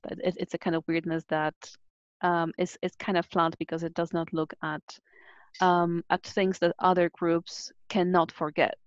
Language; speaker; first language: English; non-native, fluent; Polish